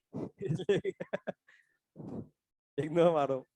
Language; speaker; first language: Hindi; native; Hindi